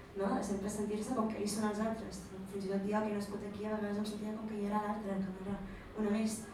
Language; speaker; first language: Catalan; early bilingual, other home language; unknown